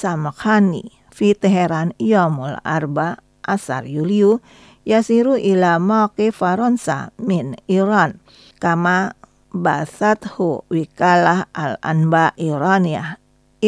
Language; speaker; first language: Arabic; non-native, fluent; Indonesian